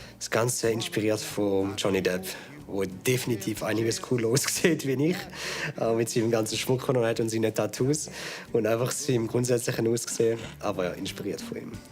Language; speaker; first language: German; native; German